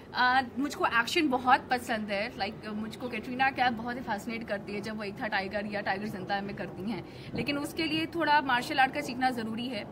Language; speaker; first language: Hindi; native; Hindi